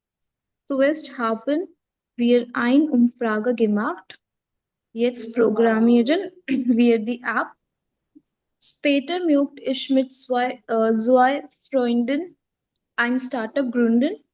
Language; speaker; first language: German; non-native, learner; Hindi